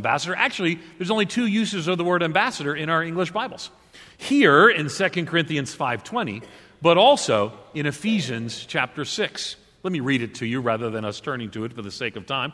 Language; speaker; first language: English; native; English